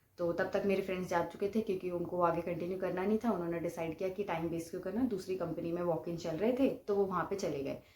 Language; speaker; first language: Hindi; non-native, local second language; Bangla